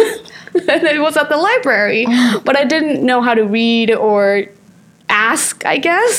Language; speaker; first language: English; non-native, fluent; Japanese